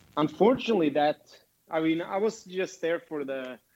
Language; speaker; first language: English; non-native, fluent; Swedish